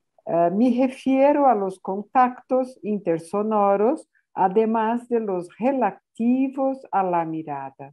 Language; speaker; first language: Spanish; non-native, fluent; Portuguese